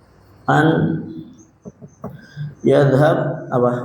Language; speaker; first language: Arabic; non-native, fluent; Indonesian